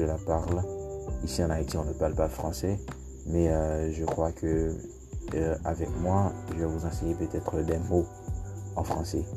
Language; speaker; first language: English; non-native, fluent; Haitian Creole